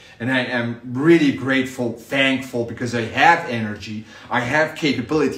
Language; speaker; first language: English; non-native, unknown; Persian